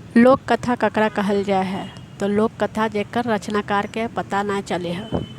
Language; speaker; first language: Hindi; native; Hindi